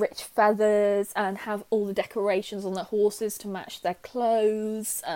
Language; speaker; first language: English; native; English